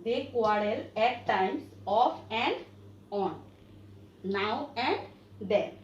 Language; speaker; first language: English; non-native, local second language; Bangla